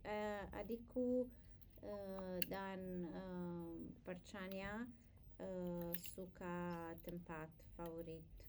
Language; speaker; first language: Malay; non-native, learner; English